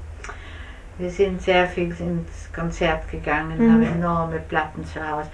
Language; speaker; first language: German; native; German